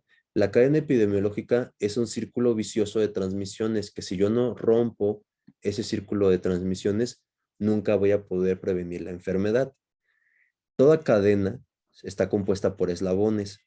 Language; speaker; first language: Spanish; native; Spanish